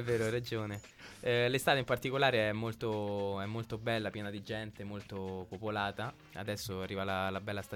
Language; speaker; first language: Italian; native; Italian